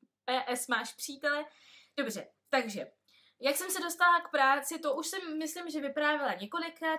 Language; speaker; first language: Czech; non-native, fluent; Russian